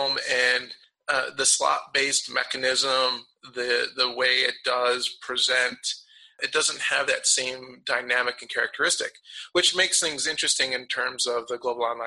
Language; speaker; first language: English; native; English